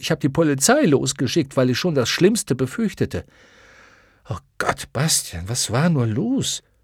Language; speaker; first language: German; native; German